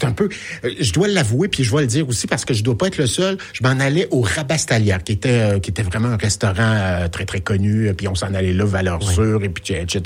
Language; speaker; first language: French; native; French